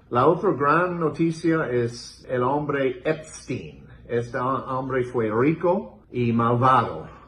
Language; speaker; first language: Spanish; non-native, learner; English